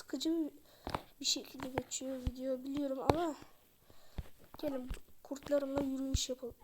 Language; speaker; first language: Turkish; native; Turkish